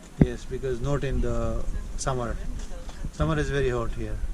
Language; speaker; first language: English; non-native, local second language; Urdu